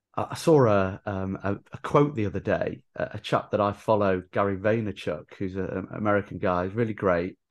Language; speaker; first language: English; native; English